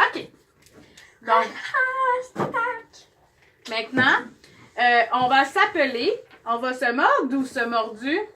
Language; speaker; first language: French; native; French